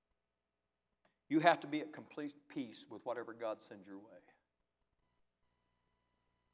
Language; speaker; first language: English; native; English